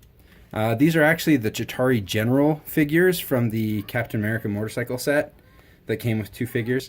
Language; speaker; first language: English; native; English